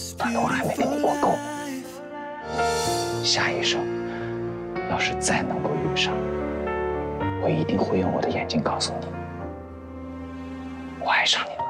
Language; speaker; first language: Chinese; native; Chinese